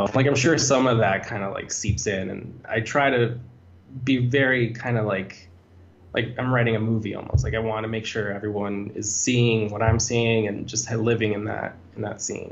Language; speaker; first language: English; native; English